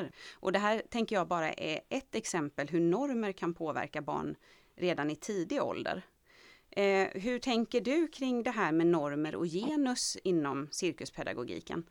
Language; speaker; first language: Swedish; native; Swedish